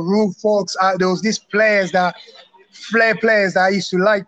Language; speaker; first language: English; native; English